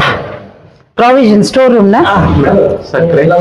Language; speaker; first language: Kannada; non-native, local second language; Tamil